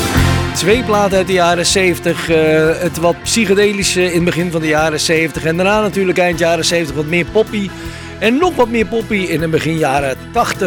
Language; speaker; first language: Dutch; native; Dutch